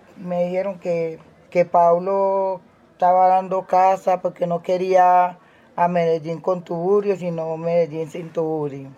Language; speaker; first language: Spanish; native; Spanish